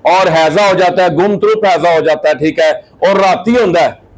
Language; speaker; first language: Urdu; non-native, local second language; Punjabi